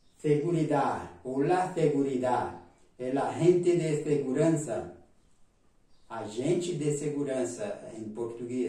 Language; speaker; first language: Spanish; non-native, fluent; Portuguese